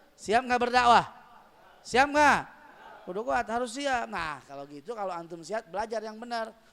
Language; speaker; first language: Indonesian; native; Indonesian